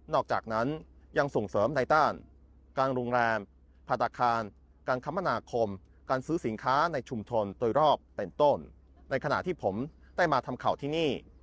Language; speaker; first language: Thai; non-native, fluent; Chinese